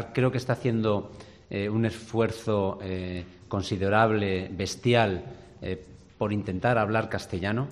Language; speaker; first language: Spanish; native; Spanish